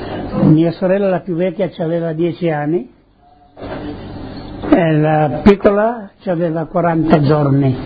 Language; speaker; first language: Italian; early bilingual, heritage; Italian